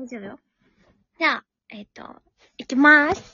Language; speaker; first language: Japanese; native; Japanese